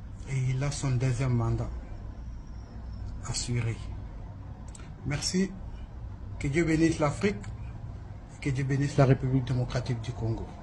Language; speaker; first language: French; non-native, local second language; Lingala